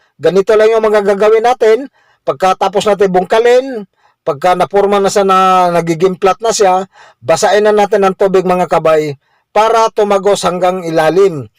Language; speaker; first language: Filipino; non-native, local second language; Cebuano